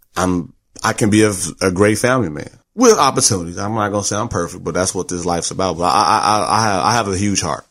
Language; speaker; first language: English; native; English